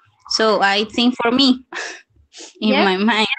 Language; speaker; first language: English; non-native, learner; Spanish